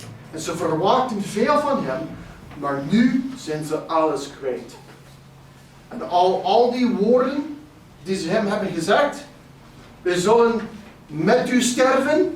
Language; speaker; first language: Dutch; non-native, fluent; English